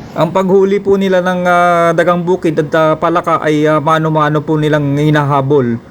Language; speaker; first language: Filipino; non-native, local second language; Iloko